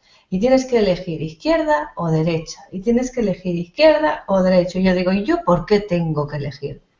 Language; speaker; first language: Spanish; native; Spanish